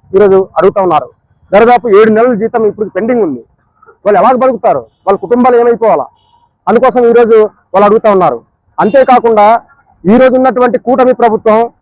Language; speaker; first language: Telugu; native; Telugu